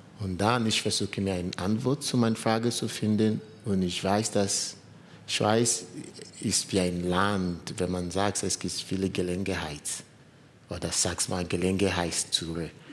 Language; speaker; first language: German; non-native, learner; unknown